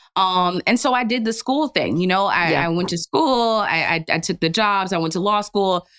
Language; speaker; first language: English; early bilingual, other home language; Yoruba